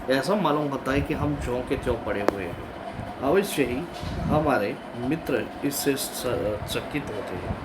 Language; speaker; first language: Hindi; non-native, local second language; Gujarati